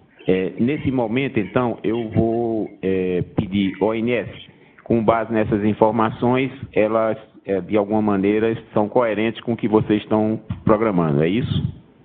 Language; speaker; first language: Portuguese; native; Portuguese